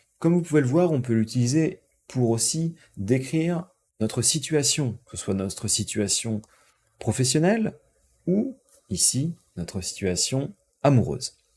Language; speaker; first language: French; native; French